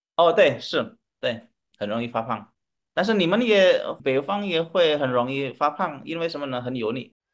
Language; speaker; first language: Chinese; non-native, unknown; Indonesian